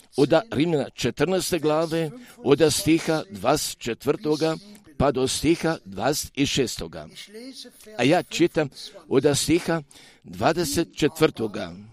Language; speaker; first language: Croatian; early bilingual, heritage; Serbian